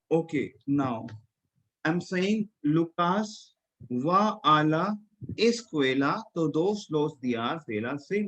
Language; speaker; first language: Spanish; non-native, fluent; Hindi